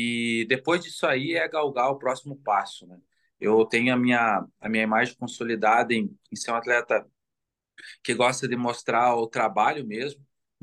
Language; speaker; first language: Portuguese; native; Portuguese